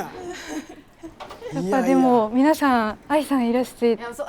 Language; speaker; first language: Japanese; native; Japanese